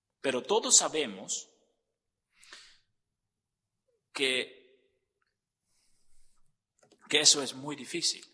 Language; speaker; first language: Spanish; non-native, fluent; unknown